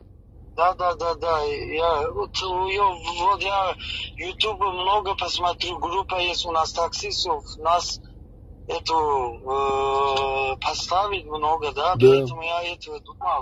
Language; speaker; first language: Russian; non-native, learner; Tajik